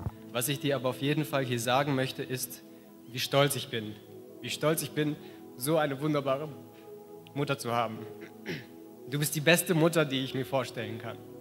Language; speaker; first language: German; native; German